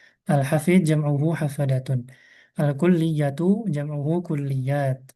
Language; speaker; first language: Arabic; non-native, fluent; Indonesian